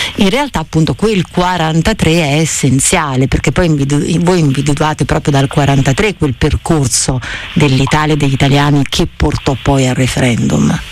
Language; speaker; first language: Italian; native; Italian